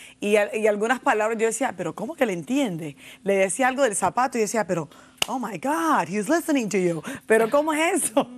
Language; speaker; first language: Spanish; early bilingual, heritage; Spanish